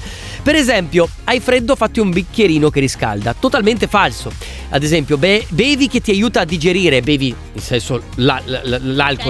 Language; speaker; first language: Italian; native; Italian